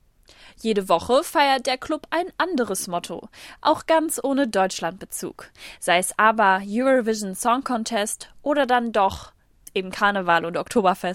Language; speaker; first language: German; native; German